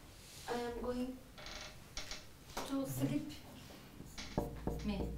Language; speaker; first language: English; non-native, learner; Turkish